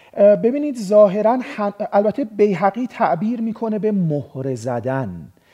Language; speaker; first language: Persian; native; Persian